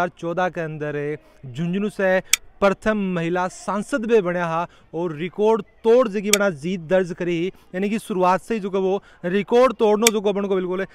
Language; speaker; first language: Hindi; native; Hindi